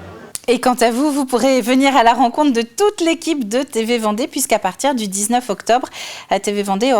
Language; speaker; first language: French; native; French